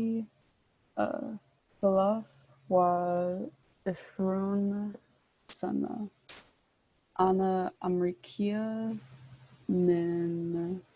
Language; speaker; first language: Arabic; non-native, learner; English